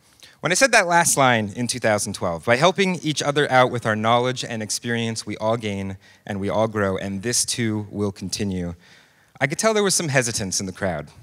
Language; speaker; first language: English; native; English